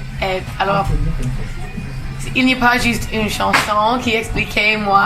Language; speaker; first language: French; non-native, learner; English